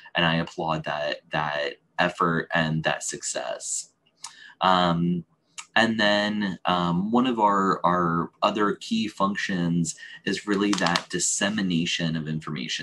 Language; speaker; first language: English; native; English